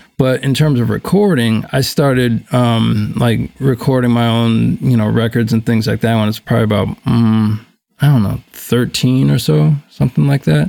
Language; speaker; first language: English; native; English